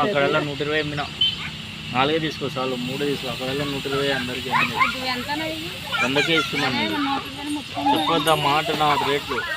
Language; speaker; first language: Telugu; native; Telugu